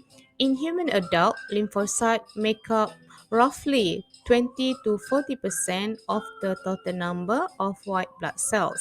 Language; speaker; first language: English; non-native, fluent; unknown